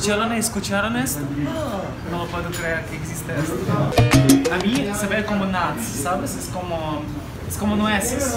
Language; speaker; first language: Spanish; non-native, fluent; Ukrainian